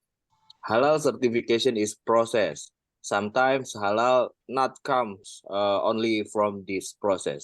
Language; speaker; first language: English; non-native, fluent; Indonesian